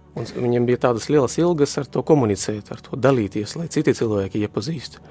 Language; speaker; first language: Latvian; non-native, local second language; Russian